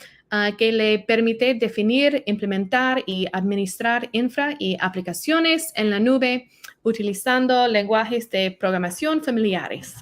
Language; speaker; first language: Spanish; non-native, learner; English